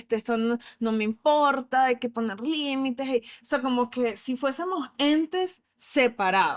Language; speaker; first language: Spanish; native; Spanish